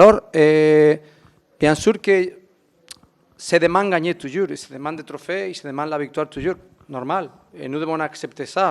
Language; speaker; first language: French; non-native, fluent; Spanish